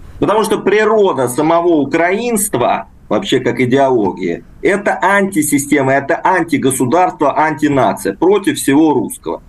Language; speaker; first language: Russian; native; Russian